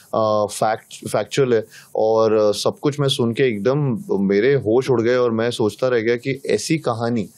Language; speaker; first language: Hindi; native; Hindi